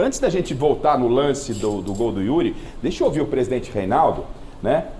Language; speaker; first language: Portuguese; native; Portuguese